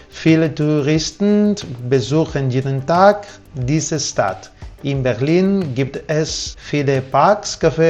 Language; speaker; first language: German; non-native, fluent; Spanish